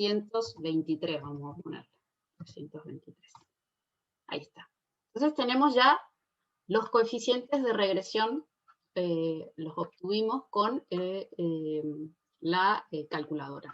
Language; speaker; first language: Spanish; native; Spanish